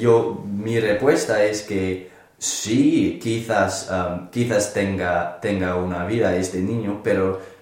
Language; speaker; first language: Spanish; non-native, learner; English